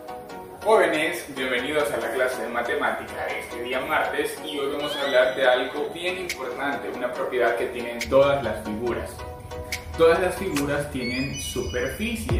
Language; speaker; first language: Spanish; native; Spanish